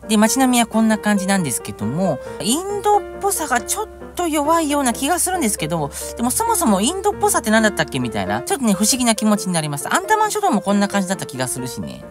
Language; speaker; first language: Japanese; native; Japanese